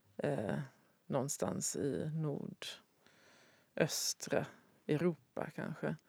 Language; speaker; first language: Swedish; native; Swedish